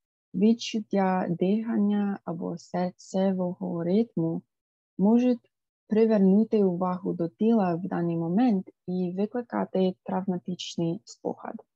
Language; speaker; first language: Ukrainian; non-native, fluent; English